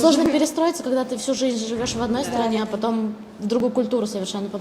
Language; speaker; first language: Russian; native; Russian